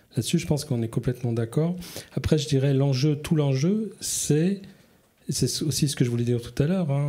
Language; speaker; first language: French; native; French